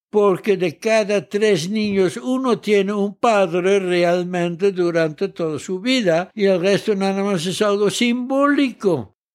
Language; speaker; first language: Spanish; early bilingual, heritage; Dutch